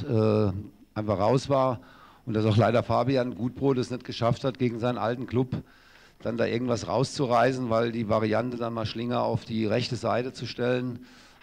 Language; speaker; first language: German; native; German